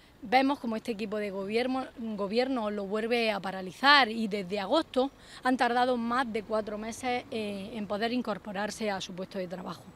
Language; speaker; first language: Spanish; native; Spanish